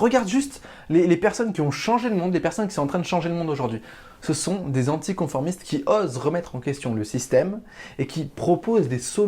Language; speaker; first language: French; native; French